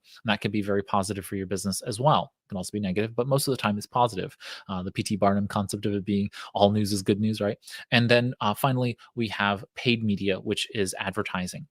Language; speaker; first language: English; native; English